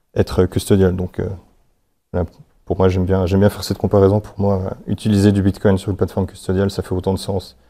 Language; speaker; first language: French; native; French